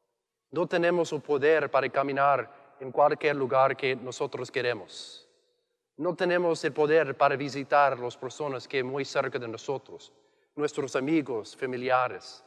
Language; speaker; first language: Spanish; non-native, learner; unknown